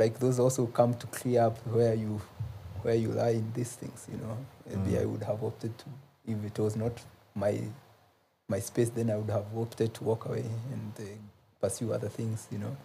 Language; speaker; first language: English; non-native, local second language; Kikuyu